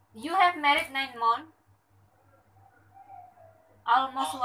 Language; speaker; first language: English; non-native, learner; Indonesian